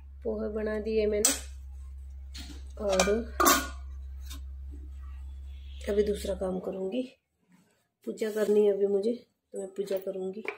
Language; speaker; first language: Hindi; native; Hindi